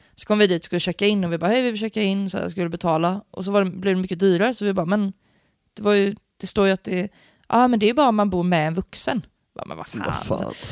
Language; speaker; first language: Swedish; native; Swedish